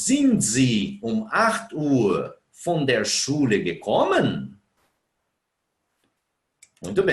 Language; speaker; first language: German; non-native, fluent; Portuguese